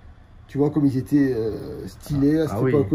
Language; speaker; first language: French; native; French